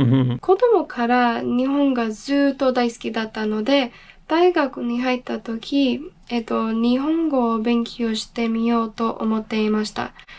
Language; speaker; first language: Japanese; non-native, learner; English